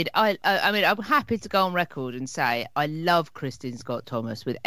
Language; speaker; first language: English; native; English